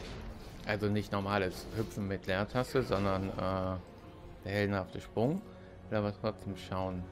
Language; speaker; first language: German; native; German